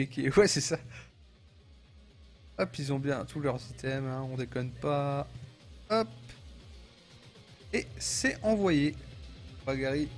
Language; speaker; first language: French; native; French